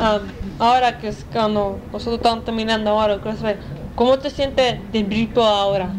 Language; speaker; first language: Spanish; early bilingual, heritage; Spanish